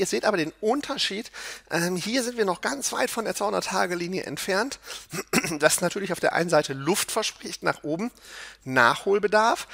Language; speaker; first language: German; native; German